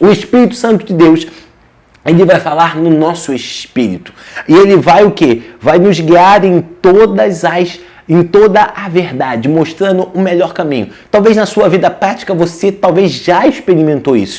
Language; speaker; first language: Portuguese; native; Portuguese